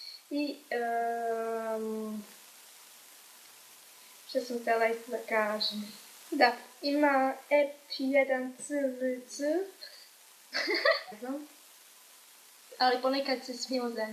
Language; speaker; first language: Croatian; early bilingual, heritage; Croatian